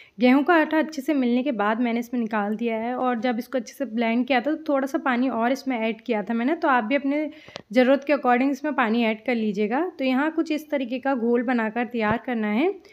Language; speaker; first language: Hindi; native; Hindi